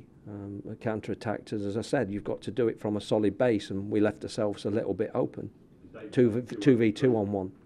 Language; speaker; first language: English; native; English